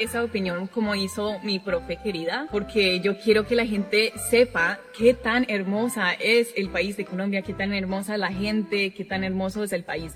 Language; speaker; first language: Spanish; non-native, fluent; English